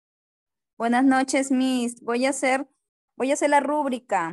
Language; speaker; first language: Spanish; native; Spanish